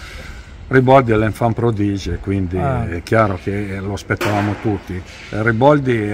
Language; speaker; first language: Italian; native; Italian